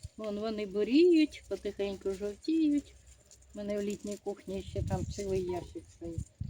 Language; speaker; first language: Ukrainian; native; Ukrainian